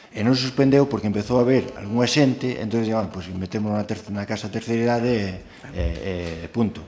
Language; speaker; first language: Galician; non-native, local second language; Spanish